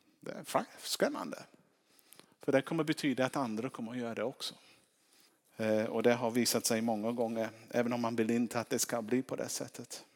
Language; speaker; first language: Swedish; non-native, fluent; English